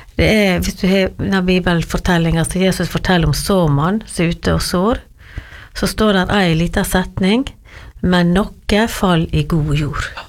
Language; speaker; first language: Norwegian; native; Norwegian